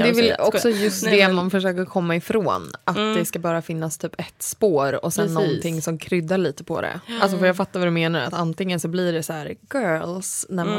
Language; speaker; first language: Swedish; native; Swedish